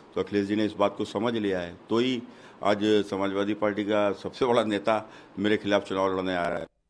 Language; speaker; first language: Hindi; native; Hindi